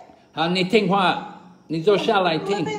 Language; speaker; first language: Chinese; non-native, fluent; English